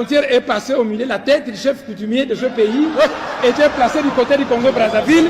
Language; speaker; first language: French; non-native, local second language; Kongo